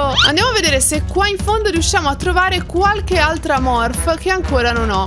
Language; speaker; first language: Italian; native; Italian